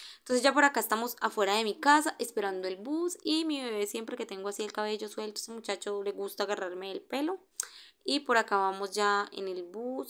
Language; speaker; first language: Spanish; native; Spanish